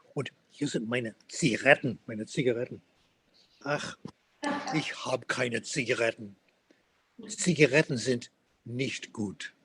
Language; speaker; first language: German; non-native, fluent; English